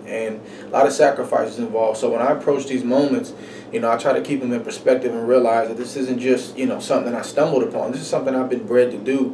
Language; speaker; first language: English; native; English